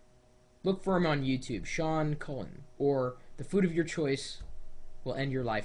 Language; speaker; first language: English; native; English